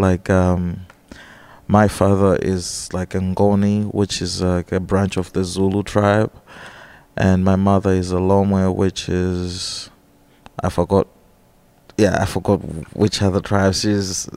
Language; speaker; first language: English; non-native, local second language; Nyanja